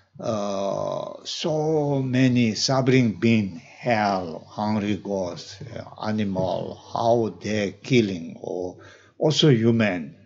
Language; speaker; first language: English; non-native, learner; Tibetan